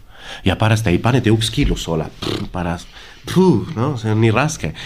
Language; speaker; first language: Estonian; non-native, learner; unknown